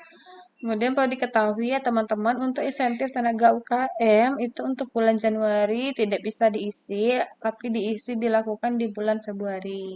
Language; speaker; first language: Indonesian; native; Indonesian